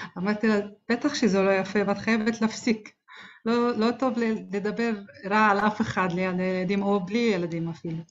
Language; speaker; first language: Hebrew; non-native, local second language; Arabic